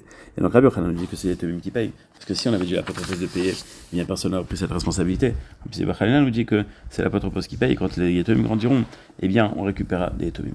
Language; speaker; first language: French; native; French